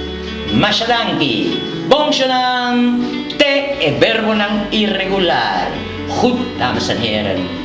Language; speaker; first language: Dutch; non-native, local second language; Papiamento